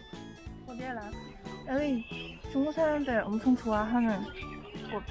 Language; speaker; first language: Korean; early bilingual, heritage; Korean